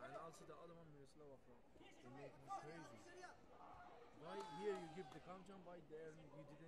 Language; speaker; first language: English; non-native, fluent; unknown